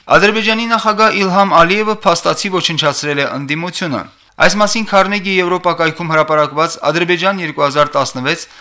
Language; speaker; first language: Armenian; native; Armenian